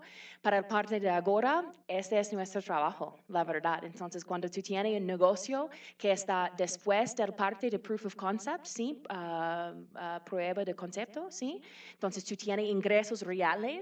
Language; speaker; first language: Spanish; non-native, fluent; English